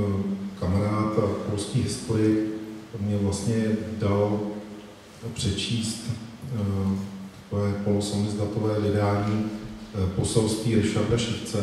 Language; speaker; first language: Czech; native; Czech